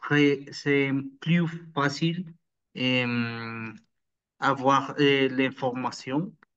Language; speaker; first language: French; non-native, learner; Spanish